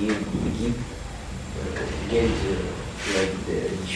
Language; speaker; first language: German; non-native, learner; French